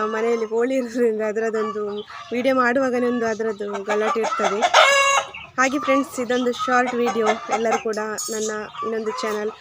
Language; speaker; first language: Kannada; non-native, local second language; Tulu